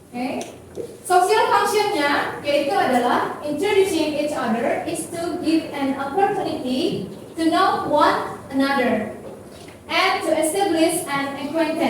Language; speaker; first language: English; non-native, fluent; Indonesian